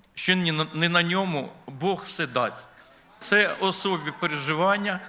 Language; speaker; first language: Ukrainian; non-native, local second language; Russian